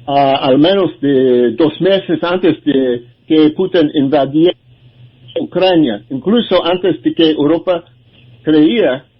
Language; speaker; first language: Spanish; non-native, learner; English